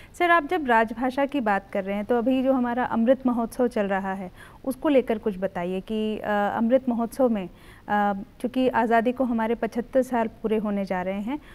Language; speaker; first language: Hindi; native; Hindi